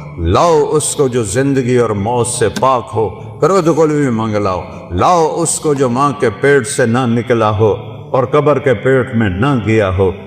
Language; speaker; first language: Urdu; non-native, local second language; Saraiki